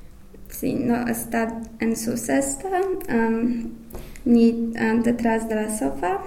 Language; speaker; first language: Spanish; non-native, learner; English